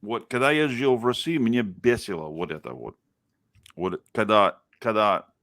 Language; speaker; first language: Russian; non-native, fluent; English